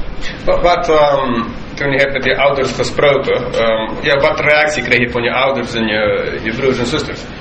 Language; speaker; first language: Dutch; non-native, fluent; English